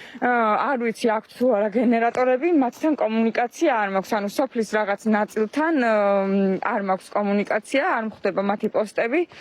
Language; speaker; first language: Georgian; native; Georgian